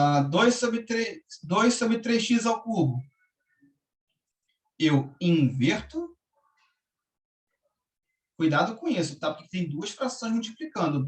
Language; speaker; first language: Portuguese; native; Portuguese